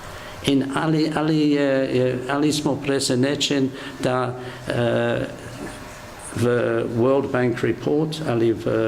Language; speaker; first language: Slovenian; non-native, learner; English